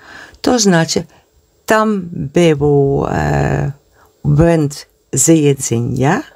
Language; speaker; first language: Polish; non-native, learner; Dutch